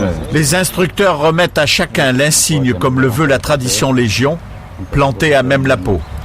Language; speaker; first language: French; native; French